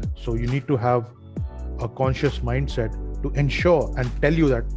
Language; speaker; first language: English; non-native, local second language; Hindi